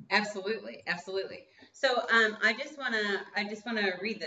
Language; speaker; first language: English; native; English